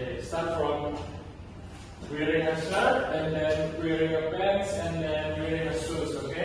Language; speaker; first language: English; non-native, learner; Indonesian